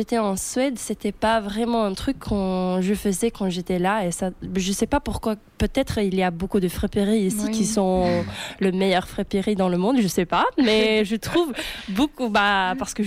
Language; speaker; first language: French; non-native, learner; Swedish